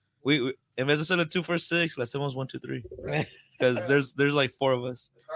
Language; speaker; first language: English; early bilingual, other home language; Spanish